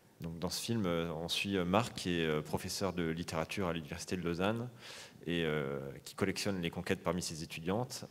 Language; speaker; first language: French; native; French